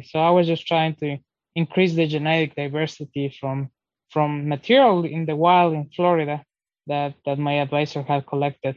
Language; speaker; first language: English; non-native, fluent; Spanish